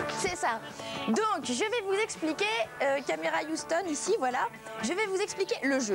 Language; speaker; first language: French; native; French